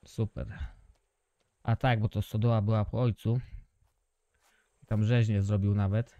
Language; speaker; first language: Polish; native; Polish